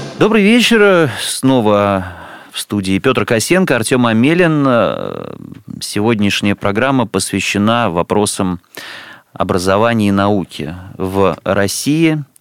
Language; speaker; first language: Russian; native; Russian